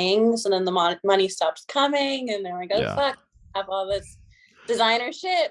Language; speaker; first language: English; native; English